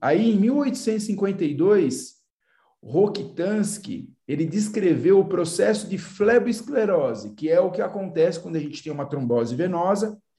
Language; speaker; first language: Portuguese; native; Portuguese